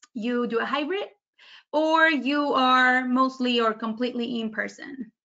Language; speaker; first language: English; early bilingual, other home language; Spanish